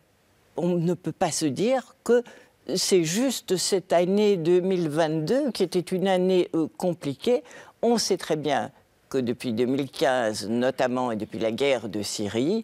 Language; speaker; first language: French; native; French